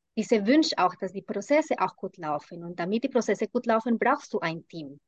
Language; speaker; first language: German; non-native, fluent; Spanish